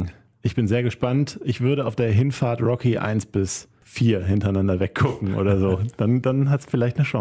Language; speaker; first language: German; native; German